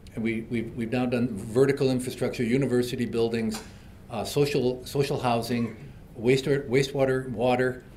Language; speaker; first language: English; native; English